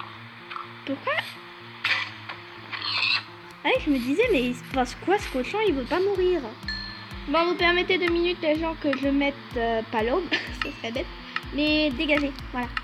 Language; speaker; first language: French; native; French